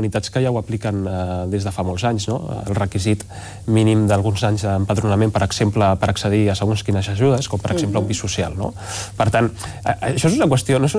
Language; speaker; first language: Catalan; native; Catalan